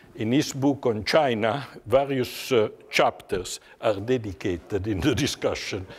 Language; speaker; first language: English; non-native, fluent; Italian